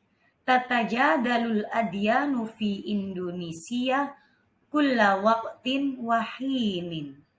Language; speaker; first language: Arabic; non-native, fluent; Indonesian